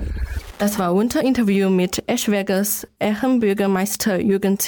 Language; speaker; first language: German; non-native, learner; Chinese